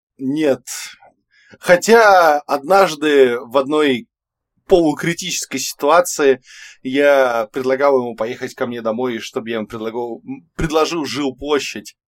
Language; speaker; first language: Russian; native; Russian